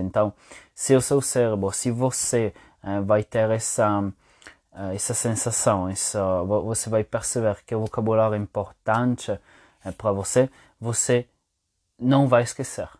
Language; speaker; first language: Portuguese; non-native, fluent; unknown